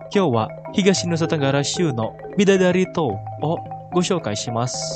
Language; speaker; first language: Japanese; non-native, fluent; Indonesian